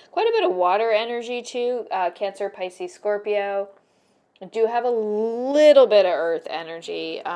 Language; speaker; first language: English; native; English